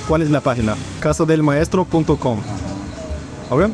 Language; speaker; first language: Spanish; non-native, learner; English